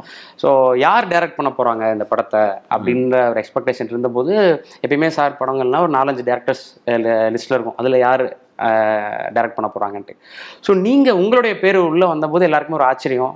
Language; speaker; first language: Tamil; native; Tamil